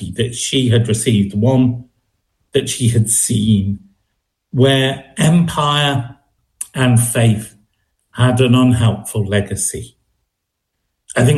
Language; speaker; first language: English; native; English